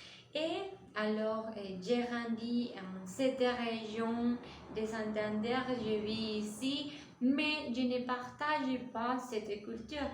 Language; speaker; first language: French; non-native, learner; Spanish